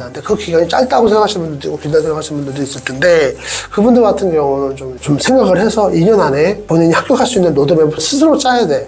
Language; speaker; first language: Korean; native; Korean